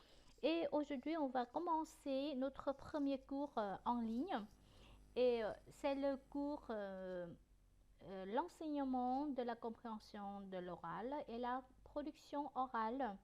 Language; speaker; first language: French; non-native, fluent; Vietnamese